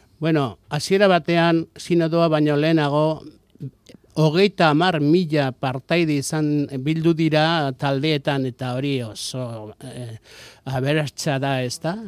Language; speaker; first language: Basque; non-native, local second language; Spanish